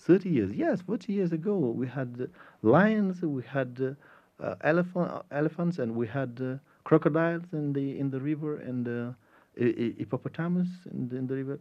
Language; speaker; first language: English; non-native, fluent; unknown